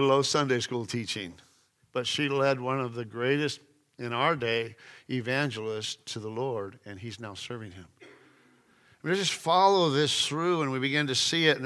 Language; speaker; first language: English; native; English